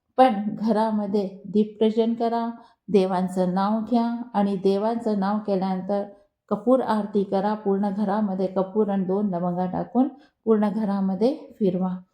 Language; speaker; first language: Marathi; non-native, local second language; Hindi